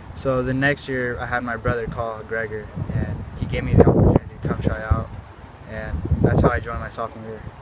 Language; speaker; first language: English; native; English